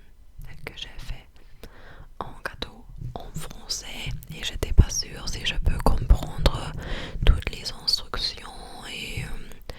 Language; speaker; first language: French; non-native, fluent; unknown